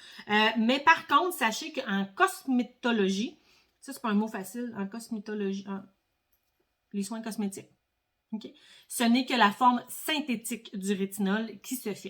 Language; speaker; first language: French; native; French